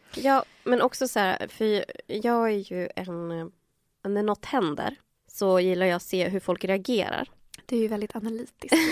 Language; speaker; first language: Swedish; early bilingual, other home language; Spanish